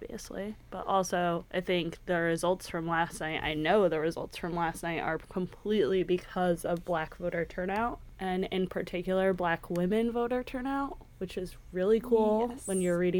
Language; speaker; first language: English; native; English